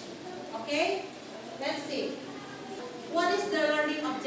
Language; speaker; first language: English; non-native, fluent; Indonesian